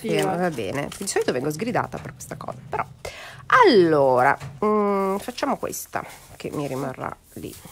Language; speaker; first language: Italian; native; Italian